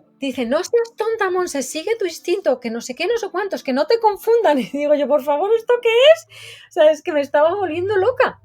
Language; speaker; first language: Spanish; native; Spanish